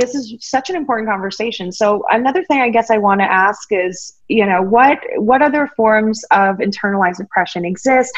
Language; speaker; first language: English; native; English